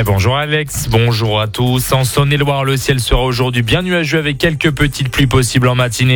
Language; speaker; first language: French; native; French